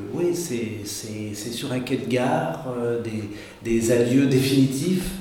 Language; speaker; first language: French; native; French